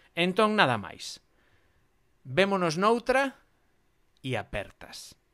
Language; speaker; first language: Galician; non-native, local second language; Spanish